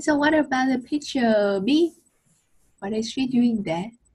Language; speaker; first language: English; non-native, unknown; Vietnamese